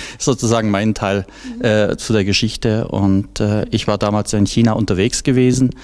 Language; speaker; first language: German; native; German